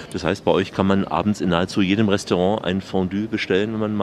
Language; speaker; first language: German; native; German